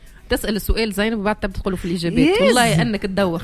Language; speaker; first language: Arabic; native; Arabic